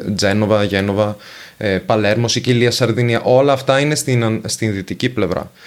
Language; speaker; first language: Greek; non-native, fluent; Venetian